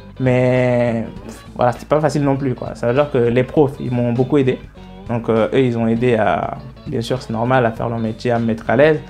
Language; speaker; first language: French; non-native, local second language; Haitian Creole